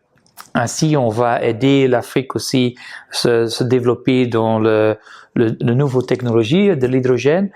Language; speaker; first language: French; non-native, local second language; Dutch